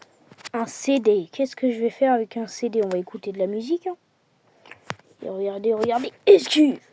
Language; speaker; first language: French; native; French